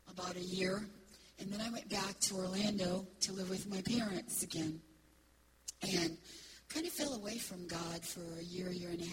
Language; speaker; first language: English; native; English